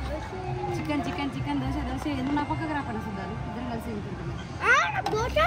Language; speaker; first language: Telugu; native; Telugu